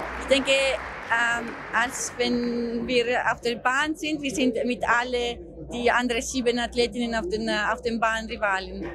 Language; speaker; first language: German; non-native, local second language; Italian